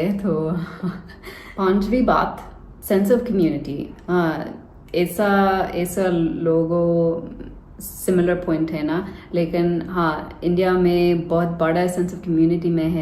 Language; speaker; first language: Hindi; non-native, learner; English